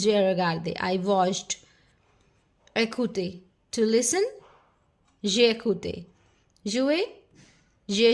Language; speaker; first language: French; non-native, fluent; Hindi